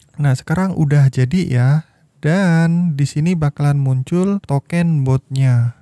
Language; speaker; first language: Indonesian; native; Indonesian